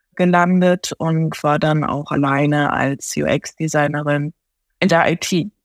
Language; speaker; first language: German; early bilingual, other home language; Japanese